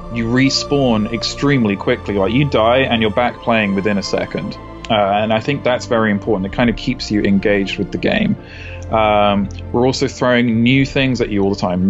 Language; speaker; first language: English; native; English